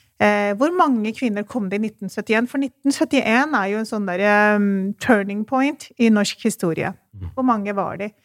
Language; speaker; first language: Norwegian; early bilingual, other home language; Urdu